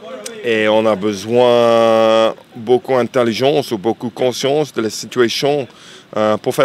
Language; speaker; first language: French; non-native, fluent; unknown